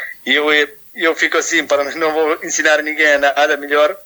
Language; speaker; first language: Portuguese; non-native, fluent; Serbian